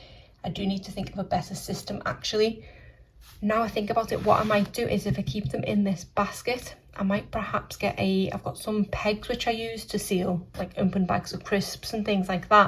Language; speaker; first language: English; native; English